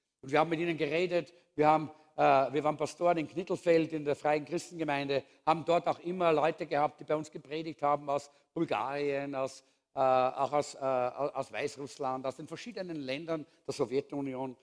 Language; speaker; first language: German; native; German